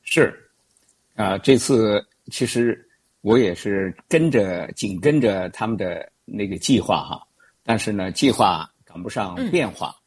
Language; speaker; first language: Chinese; native; Chinese